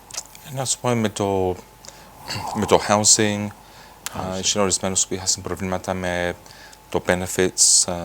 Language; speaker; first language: Greek; early bilingual, heritage; English